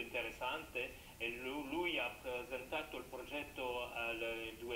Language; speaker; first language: Italian; non-native, learner; French